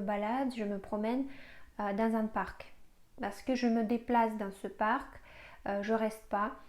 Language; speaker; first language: French; non-native, fluent; Russian